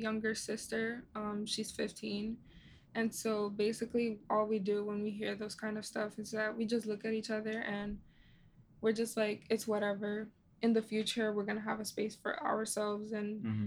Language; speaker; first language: English; native; English